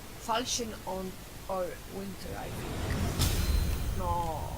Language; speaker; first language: English; non-native, learner; Macedonian